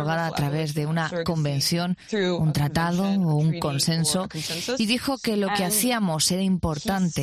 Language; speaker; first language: Spanish; non-native, fluent; French